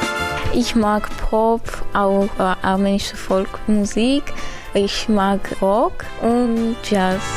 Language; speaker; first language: German; non-native, learner; Armenian